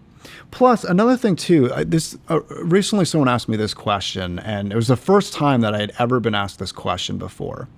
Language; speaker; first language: English; native; English